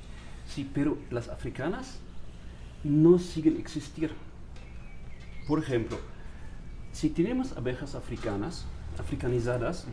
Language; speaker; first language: Spanish; non-native, fluent; German